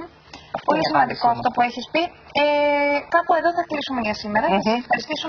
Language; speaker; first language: Greek; native; Greek